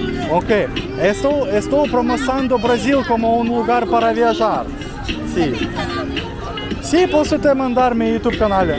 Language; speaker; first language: Portuguese; non-native, learner; Russian